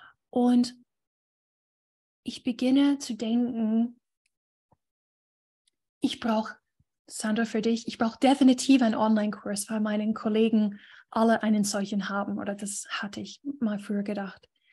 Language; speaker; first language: German; non-native, fluent; English